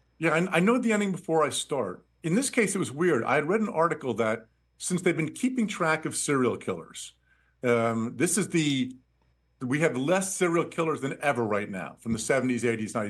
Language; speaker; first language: English; native; English